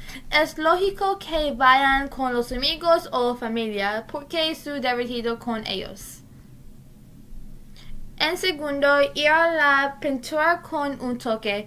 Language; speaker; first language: Spanish; non-native, learner; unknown